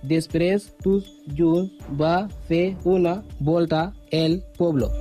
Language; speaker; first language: Catalan; non-native, learner; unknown